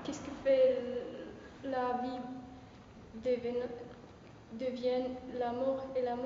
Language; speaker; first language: French; non-native, fluent; Romanian